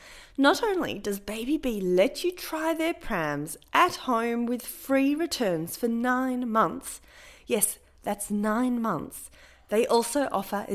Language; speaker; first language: English; native; English